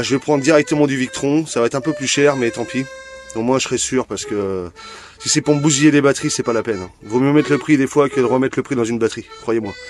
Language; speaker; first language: French; native; French